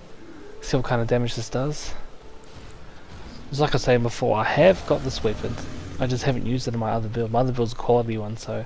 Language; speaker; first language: English; native; English